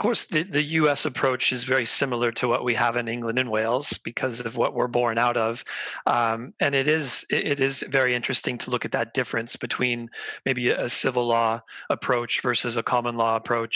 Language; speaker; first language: English; native; English